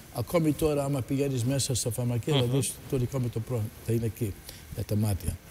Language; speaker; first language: Greek; early bilingual, heritage; Greek